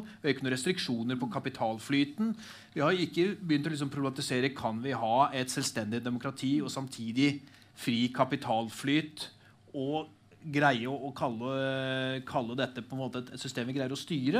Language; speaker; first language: Norwegian; native; Norwegian